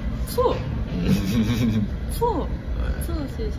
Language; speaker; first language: Chinese; non-native, learner; Japanese